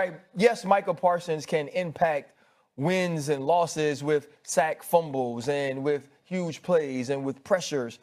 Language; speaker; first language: English; native; English